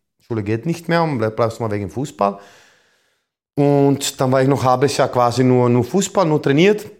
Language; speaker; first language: German; non-native, fluent; Croatian